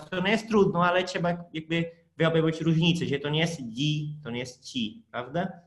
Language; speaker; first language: Polish; non-native, fluent; Portuguese